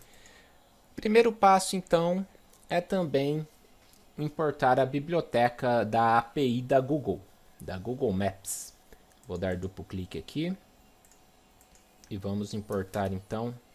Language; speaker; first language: Portuguese; native; Portuguese